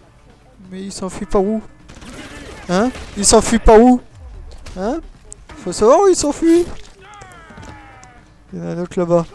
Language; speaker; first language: French; native; French